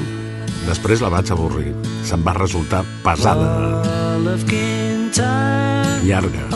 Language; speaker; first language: Catalan; native; Catalan